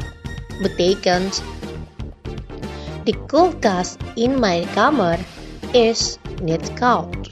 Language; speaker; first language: Dutch; non-native, fluent; Indonesian